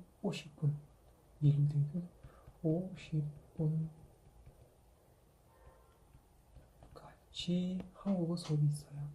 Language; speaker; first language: Korean; non-native, fluent; Kazakh